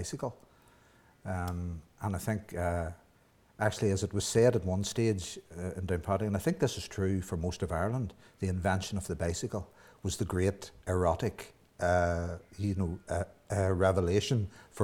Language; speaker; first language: English; native; English